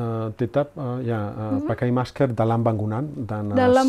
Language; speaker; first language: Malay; non-native, learner; Spanish